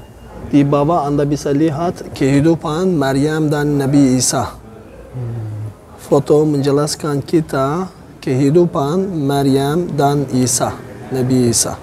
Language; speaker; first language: Indonesian; non-native, learner; Turkish